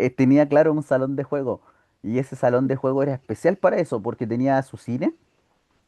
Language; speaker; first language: Spanish; native; Spanish